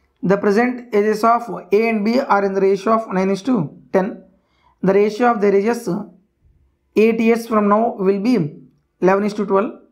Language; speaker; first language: English; non-native, local second language; Telugu